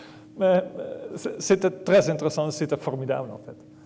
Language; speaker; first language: French; non-native, learner; Dutch